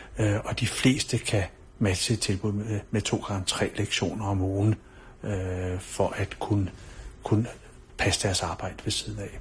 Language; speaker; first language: Danish; native; Danish